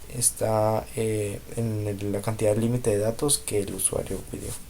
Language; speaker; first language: Spanish; native; Spanish